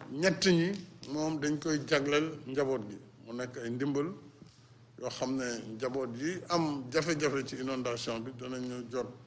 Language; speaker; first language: Wolof; non-native, local second language; Fula